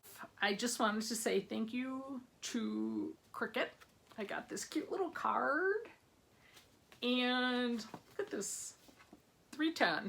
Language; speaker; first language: English; native; English